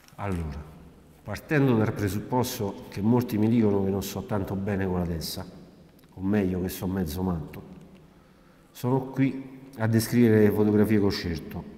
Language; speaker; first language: Italian; native; Italian